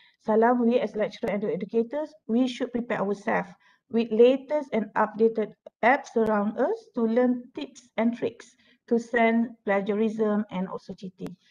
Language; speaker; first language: English; non-native, local second language; Malay